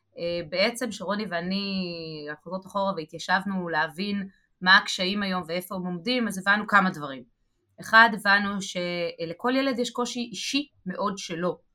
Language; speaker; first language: Hebrew; native; Hebrew